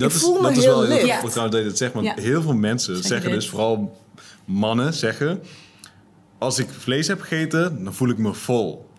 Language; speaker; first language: Dutch; native; Dutch